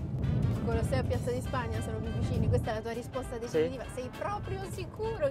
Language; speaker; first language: Italian; native; Italian